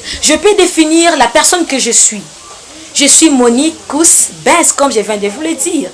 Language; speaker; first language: French; non-native, local second language; Lingala